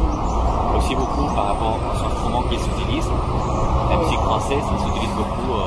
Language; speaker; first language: French; non-native, fluent; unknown